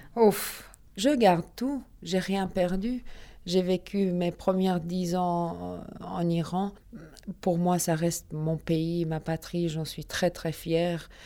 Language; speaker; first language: French; early bilingual, other home language; Persian